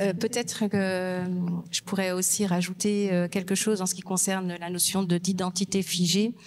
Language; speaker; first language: French; non-native, local second language; Berber languages